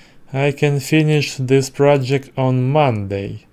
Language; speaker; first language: English; non-native, learner; Russian